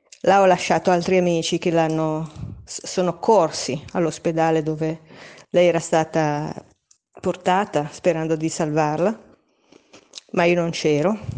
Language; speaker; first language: Italian; native; Italian